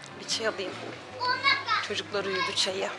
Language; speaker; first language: Turkish; native; Turkish